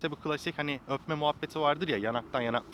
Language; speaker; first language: Turkish; native; Turkish